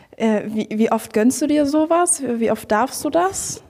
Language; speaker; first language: German; native; German